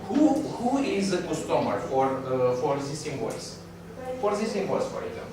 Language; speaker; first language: English; non-native, learner; Romanian